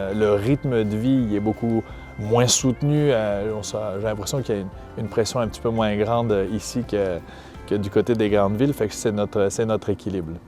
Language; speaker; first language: French; native; French